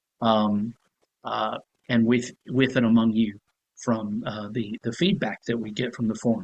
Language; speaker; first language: English; native; English